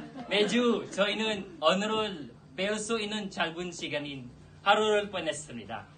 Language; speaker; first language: Korean; non-native, learner; Filipino